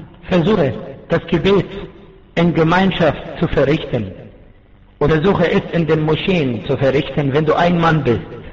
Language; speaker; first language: German; non-native, fluent; Arabic